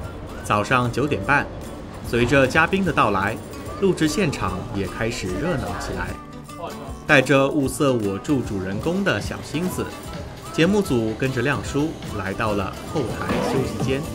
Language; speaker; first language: Chinese; native; Chinese